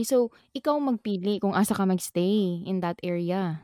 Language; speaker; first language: English; non-native, local second language; Cebuano